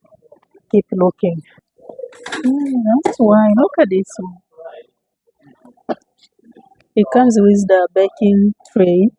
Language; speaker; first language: English; non-native, fluent; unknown